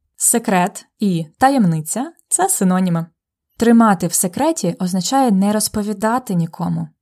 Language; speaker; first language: Ukrainian; native; Ukrainian